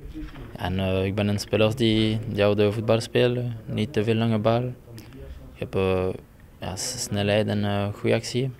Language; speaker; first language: Dutch; non-native, fluent; French